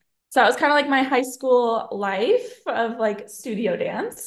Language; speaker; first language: English; native; English